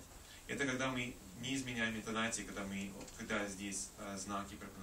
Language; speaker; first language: Russian; non-native, learner; English